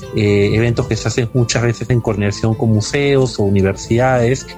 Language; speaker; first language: Spanish; native; Spanish